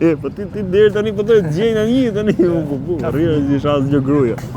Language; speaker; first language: Albanian; native; Albanian